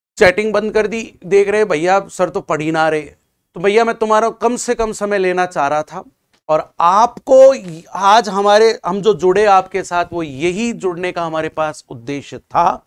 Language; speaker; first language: Hindi; native; Hindi